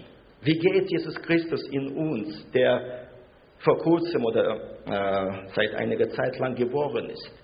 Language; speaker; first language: German; non-native, fluent; Russian